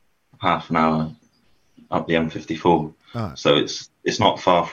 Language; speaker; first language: English; native; English